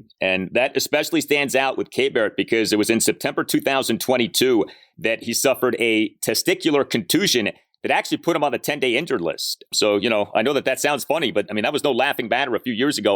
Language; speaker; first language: English; native; English